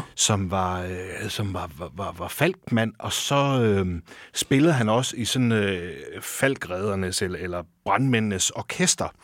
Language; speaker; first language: Danish; native; Danish